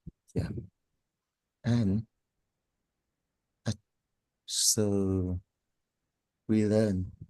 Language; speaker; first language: English; non-native, learner; Vietnamese